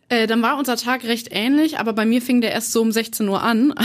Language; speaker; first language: German; native; German